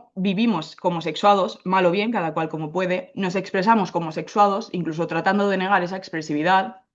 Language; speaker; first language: Spanish; native; Spanish